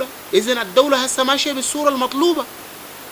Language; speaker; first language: Arabic; native; Arabic